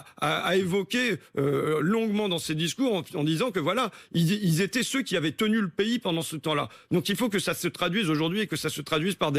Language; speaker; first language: French; native; French